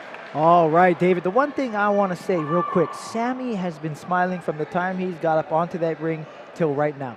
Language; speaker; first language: English; native; English